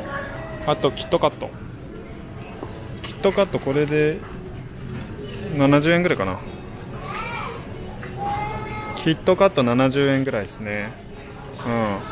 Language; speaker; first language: Japanese; native; Japanese